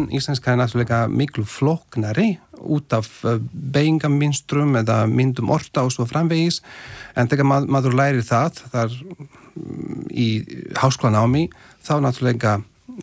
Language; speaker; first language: Icelandic; non-native, fluent; Slovak